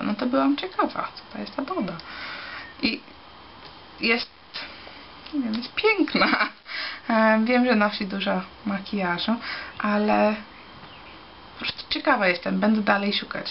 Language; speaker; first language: Polish; early bilingual, heritage; Polish